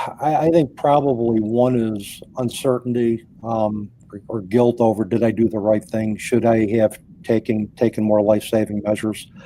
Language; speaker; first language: English; native; English